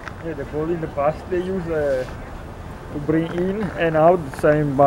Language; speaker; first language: English; non-native, learner; Italian